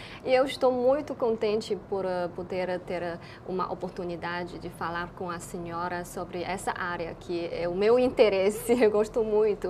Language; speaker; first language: Portuguese; non-native, fluent; Chinese